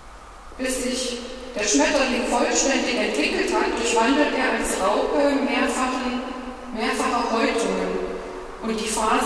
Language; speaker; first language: German; native; German